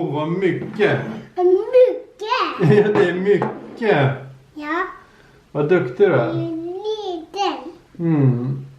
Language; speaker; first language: Swedish; non-native, fluent; Korean